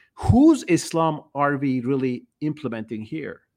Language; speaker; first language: English; non-native, fluent; Turkish